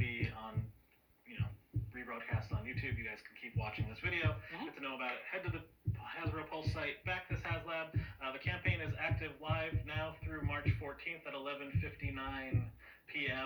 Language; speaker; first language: English; native; English